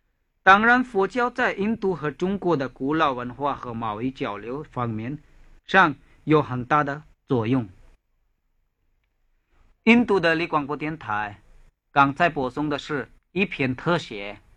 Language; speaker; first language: Chinese; non-native, fluent; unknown